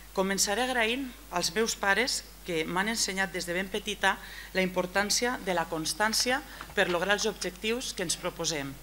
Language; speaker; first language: Catalan; native; Catalan